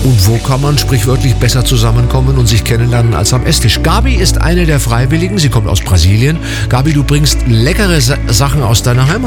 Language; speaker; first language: German; native; German